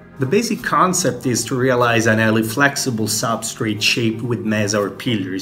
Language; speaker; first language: English; non-native, fluent; Italian